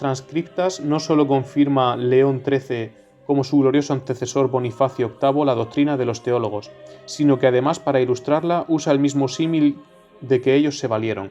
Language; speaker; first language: Spanish; native; Spanish